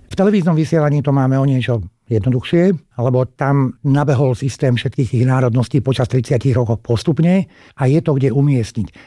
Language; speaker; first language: Slovak; non-native, local second language; Hungarian